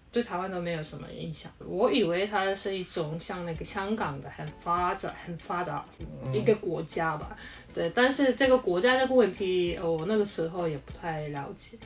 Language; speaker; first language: Chinese; non-native, fluent; Tuvinian